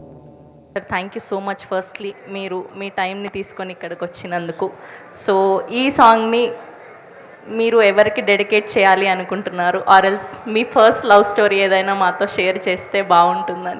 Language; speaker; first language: Telugu; native; Telugu